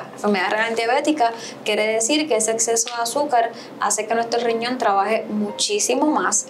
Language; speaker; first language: Spanish; native; Spanish